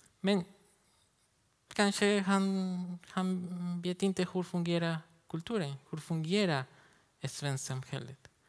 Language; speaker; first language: Swedish; non-native, learner; Spanish